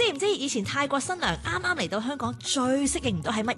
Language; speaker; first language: Cantonese; native; Cantonese